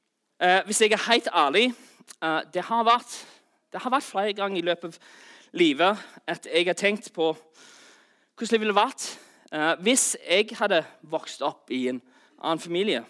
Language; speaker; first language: Norwegian; non-native, fluent; English